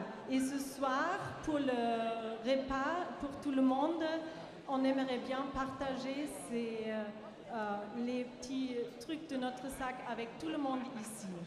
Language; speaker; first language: French; non-native, fluent; German